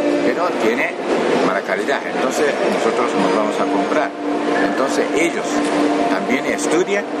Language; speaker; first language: Spanish; non-native, fluent; Japanese